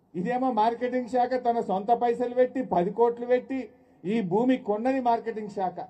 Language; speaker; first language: Telugu; native; Telugu